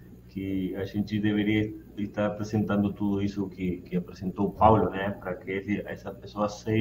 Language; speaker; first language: Portuguese; non-native, fluent; Spanish